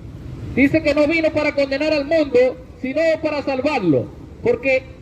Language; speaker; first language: Spanish; native; Spanish